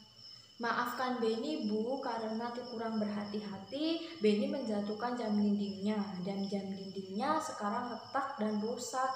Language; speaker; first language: Indonesian; native; Indonesian